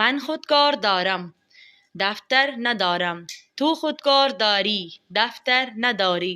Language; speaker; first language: Persian; non-native, fluent; Urdu